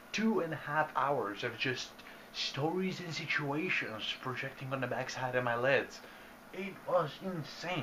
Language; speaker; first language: English; non-native, fluent; Bulgarian